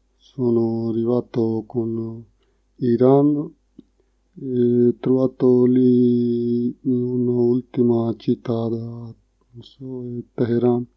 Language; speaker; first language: Italian; non-native, learner; Punjabi